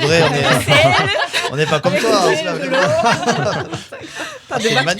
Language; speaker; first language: French; native; French